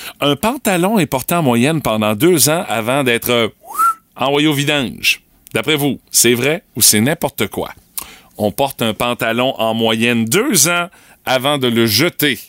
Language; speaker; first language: French; native; French